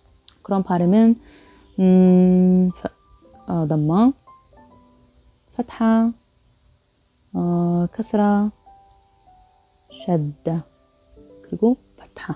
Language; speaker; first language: Korean; non-native, fluent; Arabic